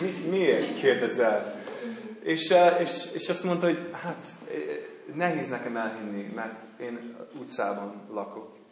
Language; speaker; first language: Hungarian; non-native, fluent; English